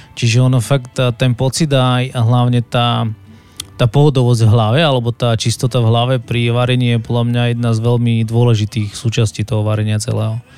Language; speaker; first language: Slovak; native; Slovak